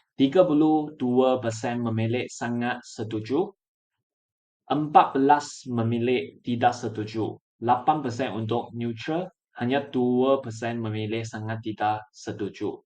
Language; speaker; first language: Malay; non-native, local second language; Chinese